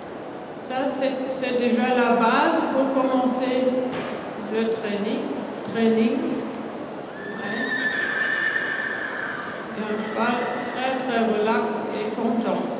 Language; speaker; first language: French; non-native, fluent; German